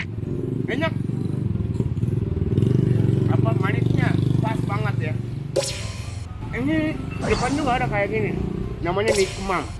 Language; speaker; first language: Indonesian; non-native, learner; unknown